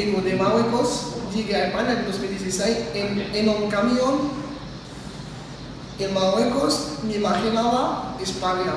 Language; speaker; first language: Spanish; non-native, learner; Arabic